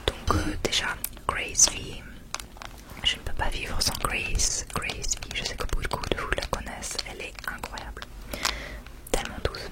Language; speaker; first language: French; native; French